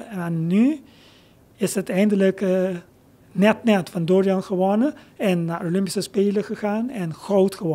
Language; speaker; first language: Dutch; non-native, local second language; Papiamento